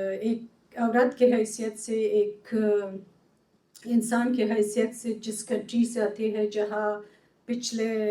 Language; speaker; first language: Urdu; non-native, fluent; Persian